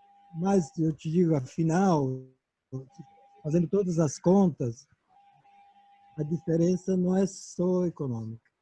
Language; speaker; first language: Portuguese; non-native, fluent; Italian